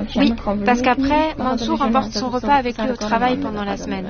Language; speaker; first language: French; non-native, fluent; Persian